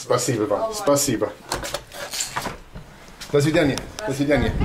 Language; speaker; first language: Russian; non-native, learner; English